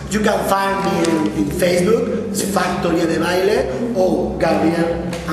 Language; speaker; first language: English; non-native, local second language; Spanish